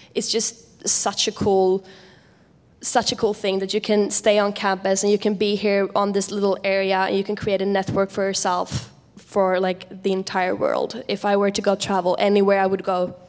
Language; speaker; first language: English; non-native, fluent; Swedish